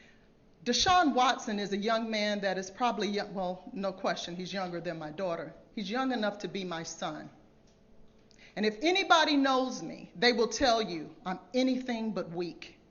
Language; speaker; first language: English; native; English